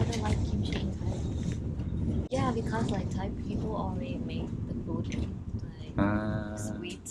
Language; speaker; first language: English; non-native, learner; Thai